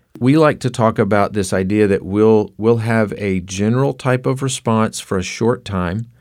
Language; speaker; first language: English; native; English